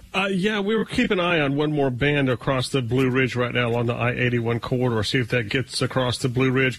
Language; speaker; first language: English; native; English